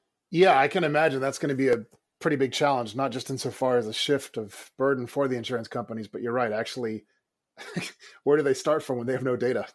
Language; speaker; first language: English; native; English